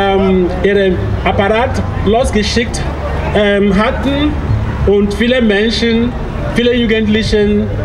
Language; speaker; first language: German; non-native, fluent; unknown